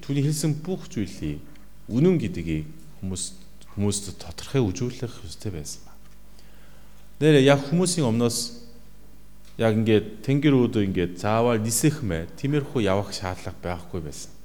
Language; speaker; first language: Mongolian; non-native, fluent; Korean